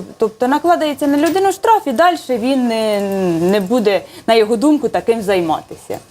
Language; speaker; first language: Ukrainian; native; Ukrainian